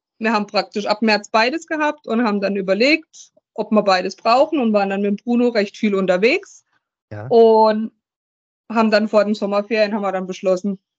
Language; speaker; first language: German; native; German